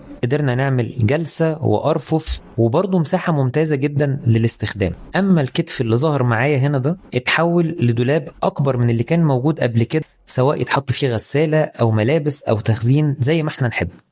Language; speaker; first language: Arabic; native; Arabic